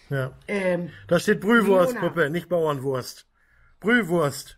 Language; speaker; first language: German; native; German